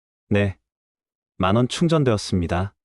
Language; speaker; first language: Korean; native; Korean